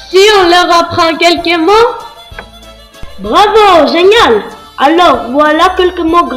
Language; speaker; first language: French; non-native, learner; Greek